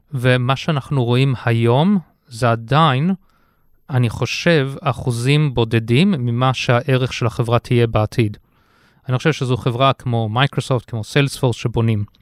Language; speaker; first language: Hebrew; early bilingual, heritage; Hebrew